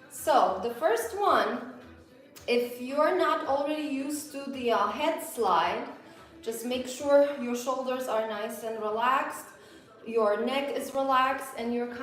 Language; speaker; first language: English; non-native, fluent; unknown